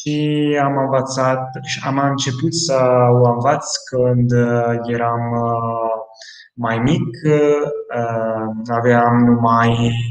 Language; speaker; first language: Romanian; non-native, fluent; Italian